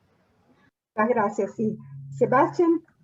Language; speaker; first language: Spanish; non-native, fluent; Portuguese